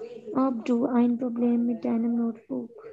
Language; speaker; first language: German; non-native, learner; Urdu